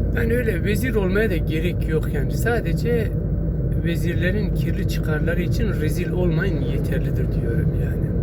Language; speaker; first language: Turkish; non-native, local second language; Kurdish